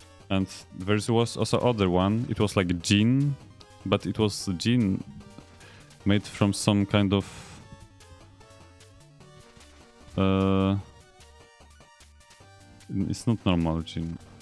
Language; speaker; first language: English; non-native, fluent; Polish